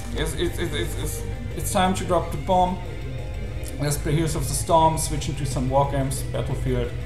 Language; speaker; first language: English; non-native, fluent; German